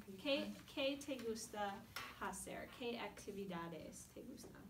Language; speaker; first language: Spanish; non-native, fluent; English